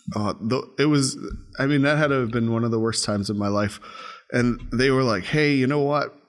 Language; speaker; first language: English; native; English